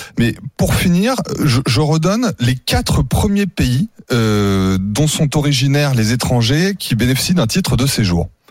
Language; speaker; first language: French; native; French